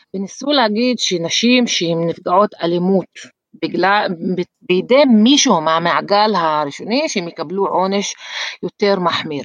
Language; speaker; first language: Hebrew; non-native, local second language; Arabic